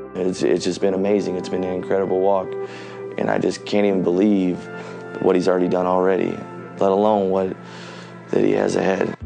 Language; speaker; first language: English; native; English